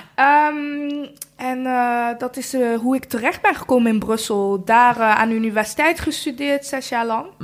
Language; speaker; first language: Dutch; early bilingual, other home language; Kinyarwanda